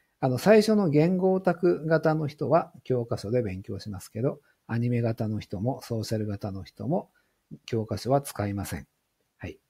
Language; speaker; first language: Japanese; native; Japanese